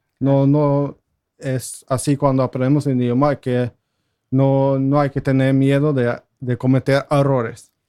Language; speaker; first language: Spanish; non-native, fluent; Norwegian